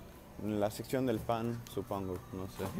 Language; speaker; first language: Spanish; non-native, learner; English